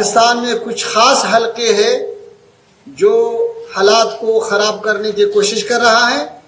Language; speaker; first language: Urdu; non-native, fluent; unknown